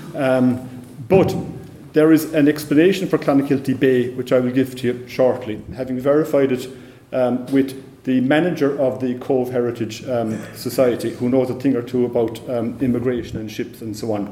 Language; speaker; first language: English; native; English